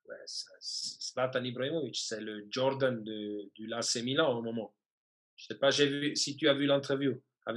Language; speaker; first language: French; non-native, fluent; German